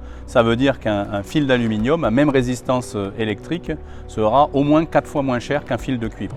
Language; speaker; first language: French; native; French